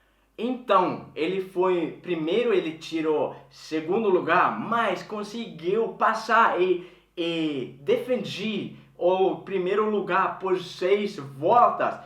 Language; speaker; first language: Portuguese; non-native, fluent; Swedish